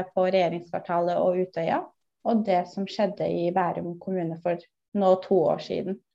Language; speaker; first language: Norwegian; early bilingual, other home language; Somali